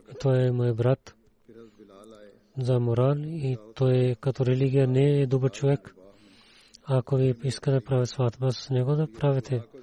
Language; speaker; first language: Bulgarian; non-native, learner; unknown